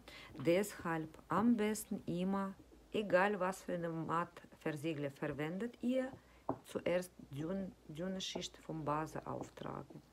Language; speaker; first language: German; non-native, fluent; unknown